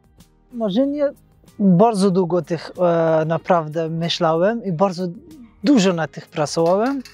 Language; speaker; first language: Polish; non-native, learner; Persian